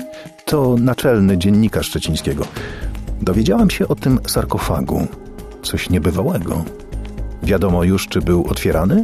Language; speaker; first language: Polish; native; Polish